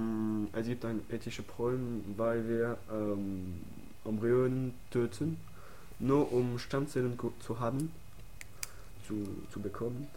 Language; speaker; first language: German; non-native, learner; French